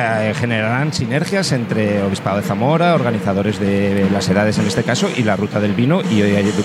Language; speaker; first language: Spanish; native; Spanish